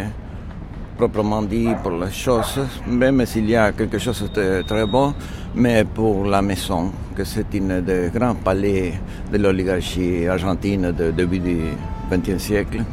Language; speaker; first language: French; non-native, fluent; Spanish